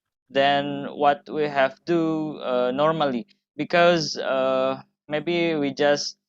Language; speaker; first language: English; non-native, fluent; Indonesian